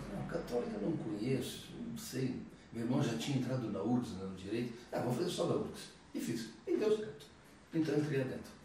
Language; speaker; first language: Portuguese; early bilingual, other home language; Italian